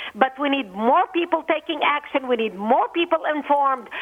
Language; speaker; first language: English; non-native, fluent; Arabic